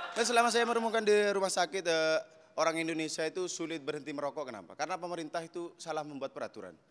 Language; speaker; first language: Indonesian; native; Indonesian